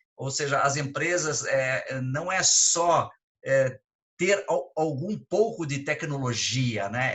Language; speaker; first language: Portuguese; native; Portuguese